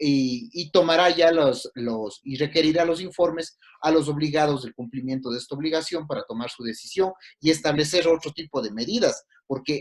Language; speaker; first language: Spanish; native; Spanish